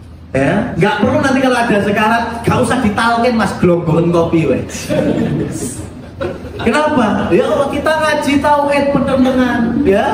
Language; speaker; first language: Indonesian; native; Indonesian